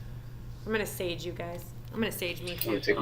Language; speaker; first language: English; native; English